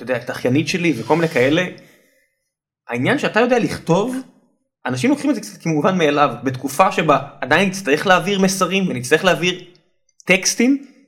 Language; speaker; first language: Hebrew; native; Hebrew